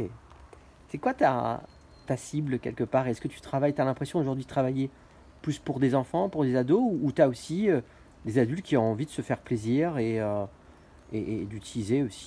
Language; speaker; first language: French; native; French